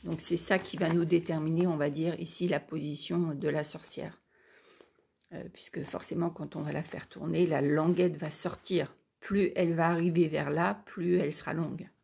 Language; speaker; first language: French; native; French